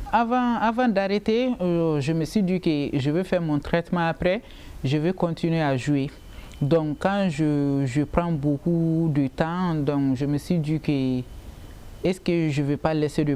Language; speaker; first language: French; non-native, local second language; Bambara